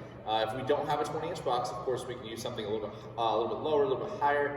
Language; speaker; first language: English; native; English